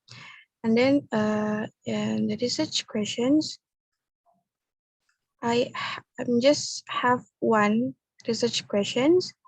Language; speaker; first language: English; non-native, learner; Indonesian